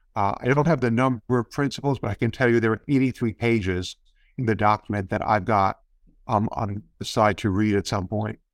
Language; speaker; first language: English; native; English